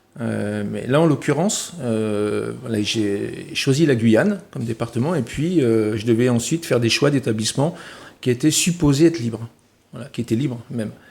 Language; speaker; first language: French; native; French